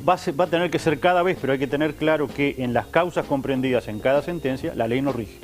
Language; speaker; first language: Spanish; native; Spanish